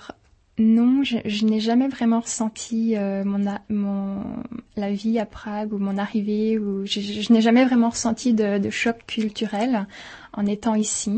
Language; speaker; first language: French; native; French